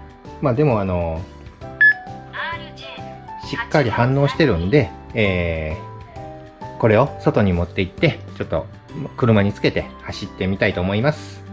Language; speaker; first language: Japanese; native; Japanese